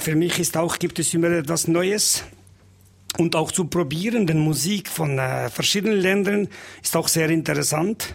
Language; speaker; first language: German; non-native, learner; Albanian